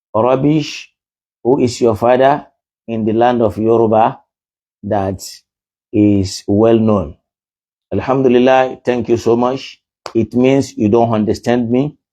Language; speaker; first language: English; non-native, local second language; Yoruba